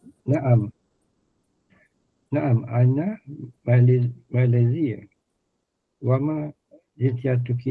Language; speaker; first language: Arabic; non-native, learner; Malay